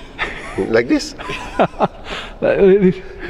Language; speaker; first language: English; non-native, fluent; French